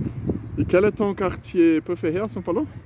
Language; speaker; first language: French; non-native, fluent; Portuguese